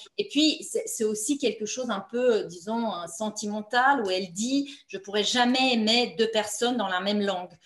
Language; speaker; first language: French; non-native, fluent; Romanian